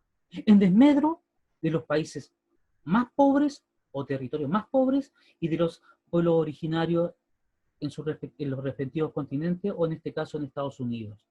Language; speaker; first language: Spanish; native; Spanish